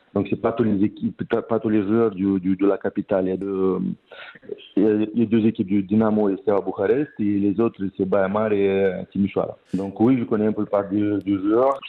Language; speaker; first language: French; non-native, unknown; Romanian